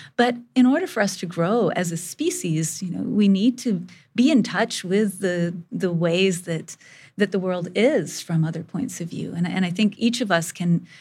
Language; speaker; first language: English; early bilingual, other home language; Bangla